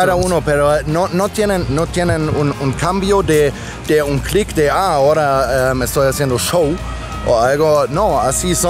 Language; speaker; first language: Spanish; non-native, fluent; German